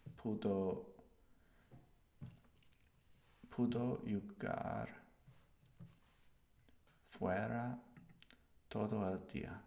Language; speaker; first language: Spanish; non-native, learner; English